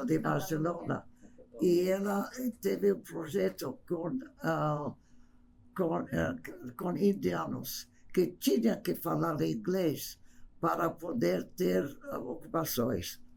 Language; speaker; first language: Portuguese; non-native, fluent; English